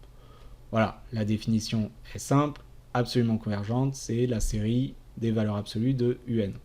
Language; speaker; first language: French; native; French